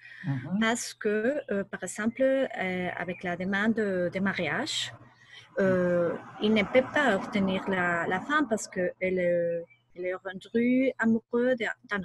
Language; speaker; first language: French; non-native, learner; Spanish